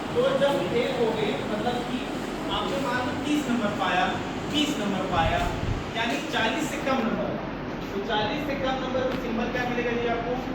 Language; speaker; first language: Hindi; native; Hindi